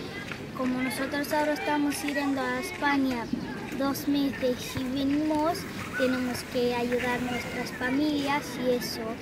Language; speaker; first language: Spanish; non-native, learner; Arabic